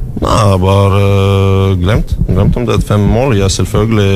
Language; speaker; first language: Norwegian; non-native, learner; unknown